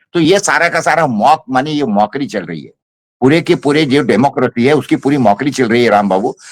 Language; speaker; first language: Hindi; non-native, local second language; Marathi